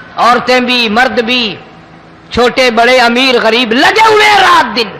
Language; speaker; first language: Urdu; non-native, local second language; Punjabi